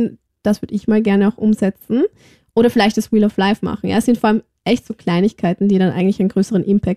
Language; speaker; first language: German; native; German